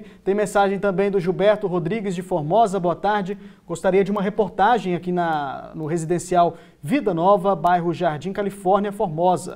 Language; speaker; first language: Portuguese; native; Portuguese